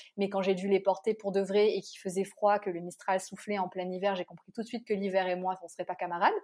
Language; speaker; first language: French; native; French